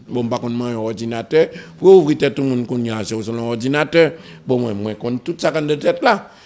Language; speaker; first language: French; non-native, local second language; Haitian Creole